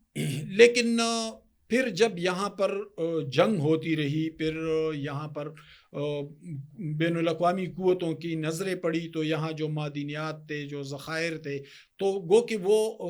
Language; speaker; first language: Urdu; native; Urdu